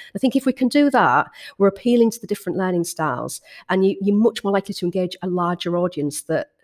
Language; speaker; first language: English; native; English